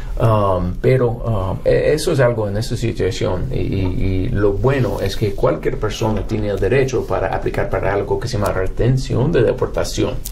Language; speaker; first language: Spanish; non-native, fluent; English